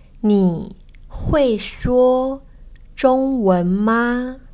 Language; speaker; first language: Chinese; non-native, fluent; Spanish